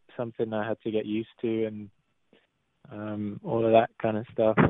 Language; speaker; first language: English; native; English